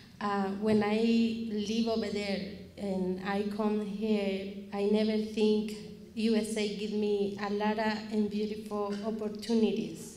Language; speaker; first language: English; non-native, learner; Spanish